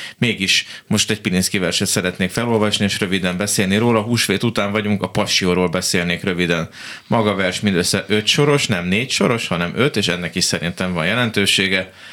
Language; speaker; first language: Hungarian; native; Hungarian